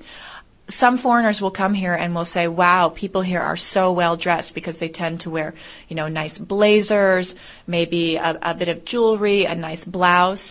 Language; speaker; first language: English; native; English